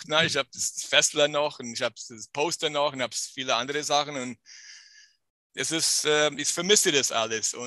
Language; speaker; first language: German; non-native, fluent; English